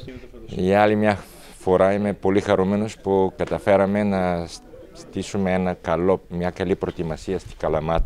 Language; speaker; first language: Greek; non-native, fluent; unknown